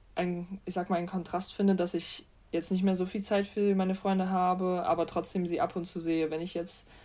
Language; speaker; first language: German; native; German